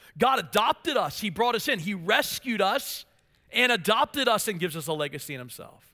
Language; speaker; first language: English; native; English